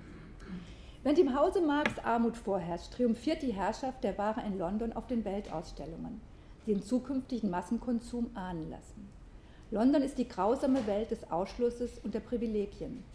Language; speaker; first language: German; native; German